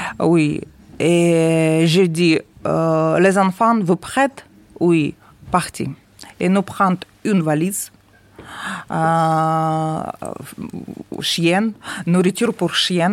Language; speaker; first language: French; non-native, learner; Ukrainian